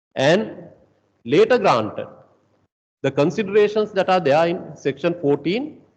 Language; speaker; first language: English; non-native, local second language; Sinhala